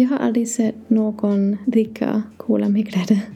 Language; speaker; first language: Swedish; non-native, learner; English